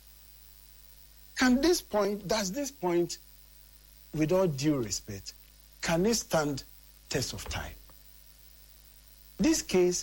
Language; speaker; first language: English; non-native, local second language; Akan